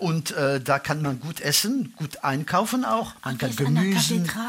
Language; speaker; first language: German; non-native, fluent; French